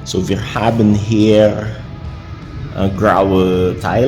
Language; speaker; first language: German; non-native, learner; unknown